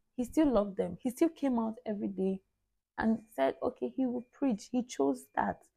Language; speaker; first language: English; non-native, local second language; Igbo